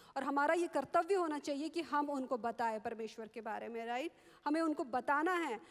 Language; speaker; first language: Hindi; non-native, local second language; Marathi